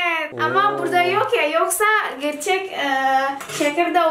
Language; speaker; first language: Turkish; non-native, learner; Indonesian